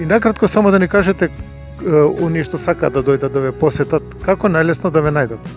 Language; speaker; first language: Macedonian; native; Macedonian